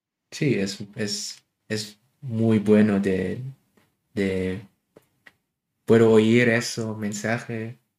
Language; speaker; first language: Spanish; non-native, learner; German